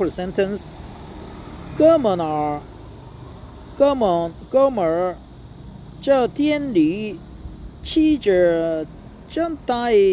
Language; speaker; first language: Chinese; non-native, learner; Korean